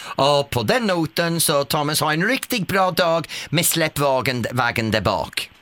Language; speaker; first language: Swedish; non-native, fluent; English